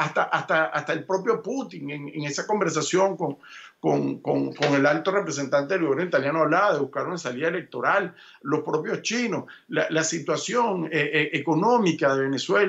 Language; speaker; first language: Spanish; native; Spanish